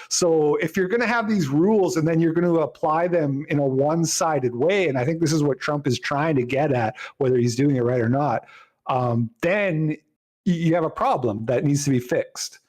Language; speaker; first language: English; native; English